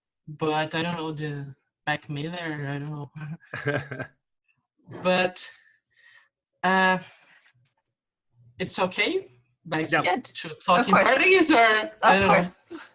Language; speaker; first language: English; non-native, fluent; Portuguese